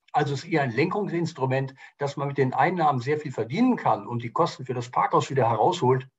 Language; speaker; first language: German; native; German